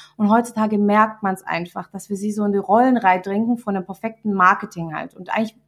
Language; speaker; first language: German; native; German